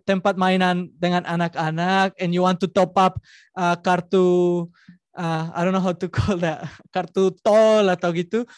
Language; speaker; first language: Indonesian; non-native, learner; Spanish